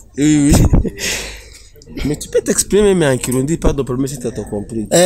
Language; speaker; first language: French; non-native, local second language; Rundi